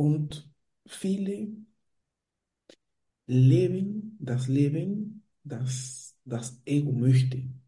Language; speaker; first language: German; non-native, fluent; Spanish